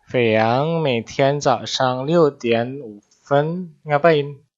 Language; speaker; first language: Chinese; non-native, fluent; Indonesian